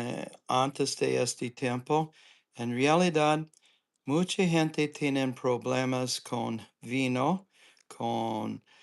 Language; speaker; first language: Spanish; non-native, learner; English